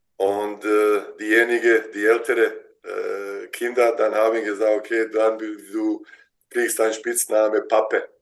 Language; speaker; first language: German; non-native, fluent; Bosnian